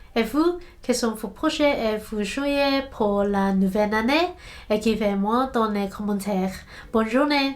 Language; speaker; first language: French; non-native, learner; Cantonese